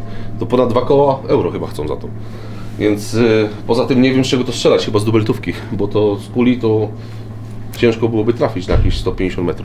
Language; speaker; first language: Polish; native; Polish